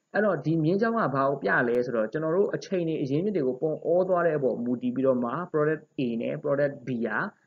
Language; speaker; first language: Burmese; native; Burmese